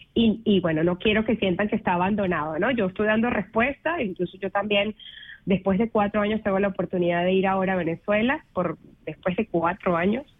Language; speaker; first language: Spanish; native; Spanish